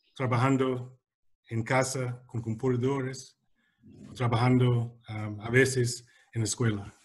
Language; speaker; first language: Spanish; non-native, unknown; English